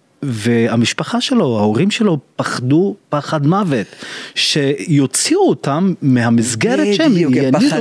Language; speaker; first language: Hebrew; non-native, local second language; Arabic